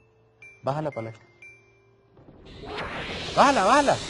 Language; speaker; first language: Spanish; native; Spanish